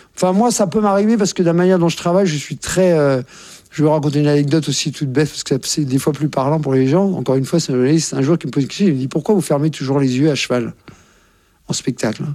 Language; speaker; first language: French; native; French